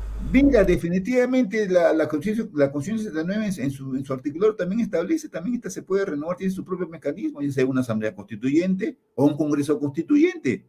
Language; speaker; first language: Spanish; native; Spanish